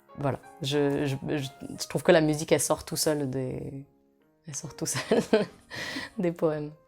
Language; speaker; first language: French; non-native, fluent; Portuguese